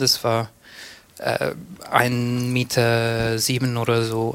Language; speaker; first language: German; non-native, learner; English